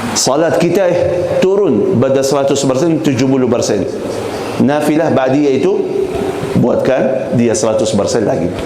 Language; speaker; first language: Malay; non-native, fluent; Arabic